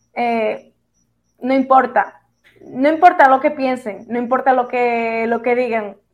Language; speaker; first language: Spanish; native; Spanish